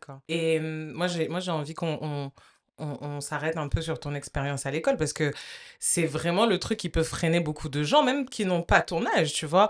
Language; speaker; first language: French; native; French